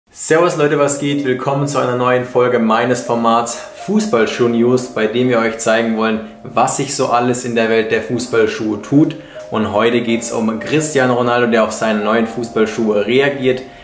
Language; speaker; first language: German; native; German